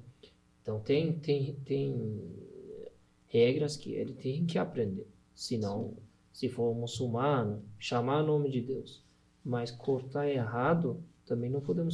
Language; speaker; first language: Portuguese; non-native, learner; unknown